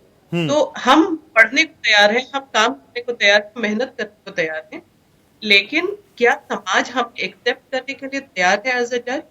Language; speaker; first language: Hindi; native; Hindi